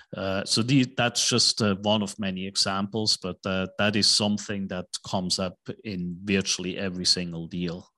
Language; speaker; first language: English; non-native, fluent; German